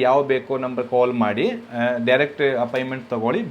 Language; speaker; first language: Kannada; non-native, local second language; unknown